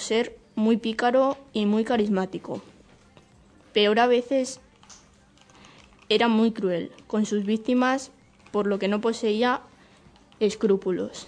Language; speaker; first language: Spanish; native; Spanish